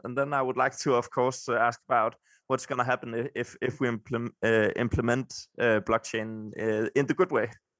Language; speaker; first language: English; non-native, fluent; Danish